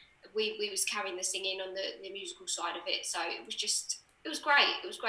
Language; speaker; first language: English; native; English